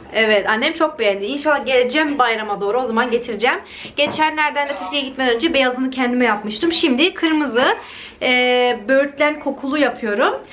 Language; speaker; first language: Turkish; early bilingual, heritage; Turkish